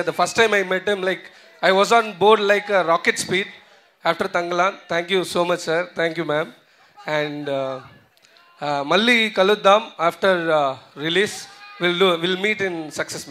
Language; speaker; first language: Telugu; non-native, fluent; Tamil